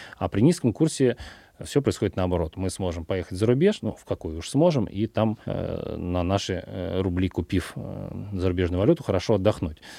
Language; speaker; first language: Russian; native; Russian